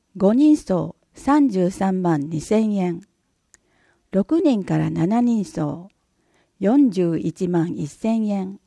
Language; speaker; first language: Japanese; native; Japanese